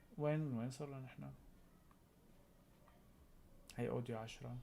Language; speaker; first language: Arabic; native; Arabic